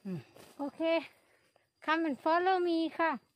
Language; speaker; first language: English; non-native, learner; Thai